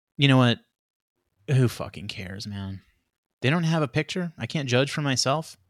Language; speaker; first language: English; native; English